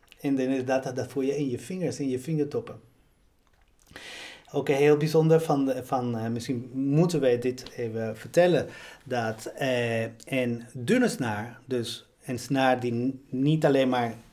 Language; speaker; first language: Dutch; non-native, fluent; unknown